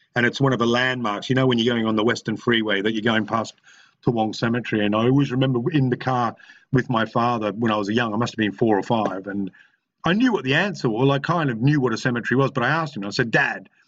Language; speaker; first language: English; native; English